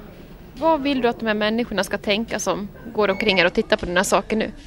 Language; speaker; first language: Swedish; native; Swedish